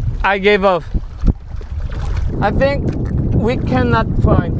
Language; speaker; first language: English; non-native, learner; Korean